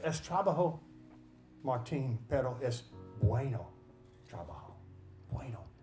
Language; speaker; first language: Spanish; non-native, learner; English